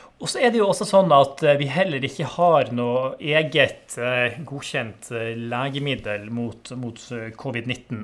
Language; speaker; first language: Norwegian; native; Norwegian